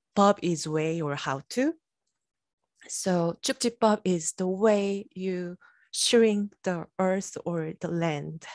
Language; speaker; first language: English; non-native, fluent; Korean